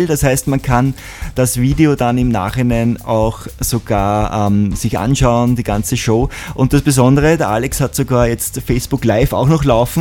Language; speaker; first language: German; native; German